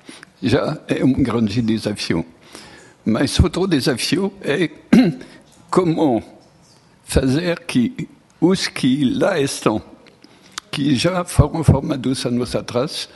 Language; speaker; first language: Portuguese; non-native, fluent; French